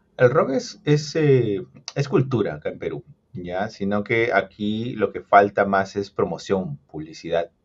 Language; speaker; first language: Spanish; native; Spanish